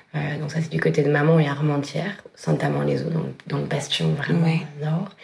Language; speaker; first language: French; native; French